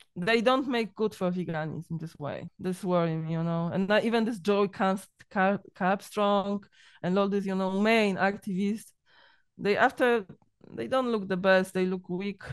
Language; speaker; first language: English; non-native, learner; Polish